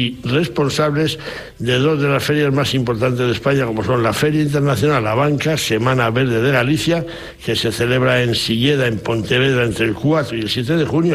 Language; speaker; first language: Spanish; native; Spanish